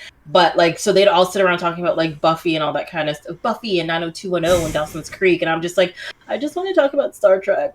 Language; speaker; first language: English; native; English